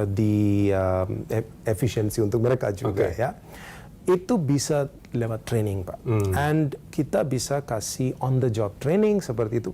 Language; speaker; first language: Indonesian; non-native, learner; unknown